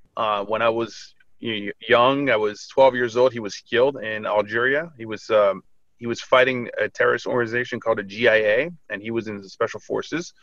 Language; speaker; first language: English; early bilingual, other home language; French